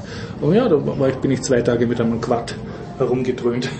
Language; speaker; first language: German; native; German